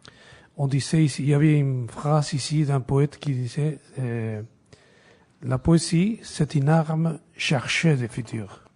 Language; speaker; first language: French; non-native, fluent; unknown